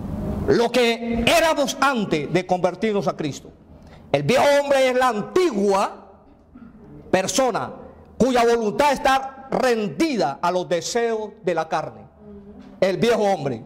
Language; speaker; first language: Spanish; native; Spanish